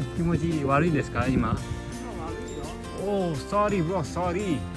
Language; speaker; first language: Japanese; non-native, learner; Nepali